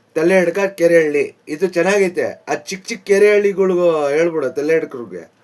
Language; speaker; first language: Kannada; non-native, local second language; Urdu